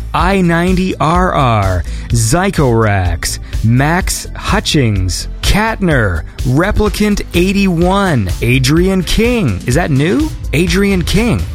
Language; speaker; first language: English; native; English